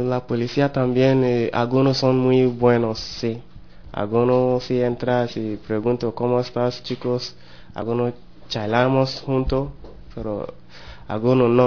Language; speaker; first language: Spanish; non-native, learner; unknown